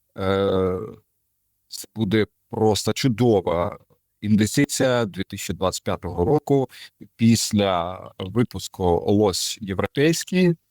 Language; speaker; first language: Ukrainian; non-native, local second language; Russian